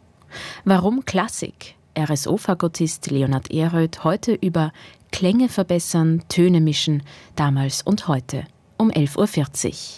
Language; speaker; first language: German; native; German